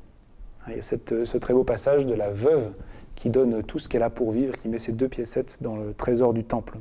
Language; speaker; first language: French; native; French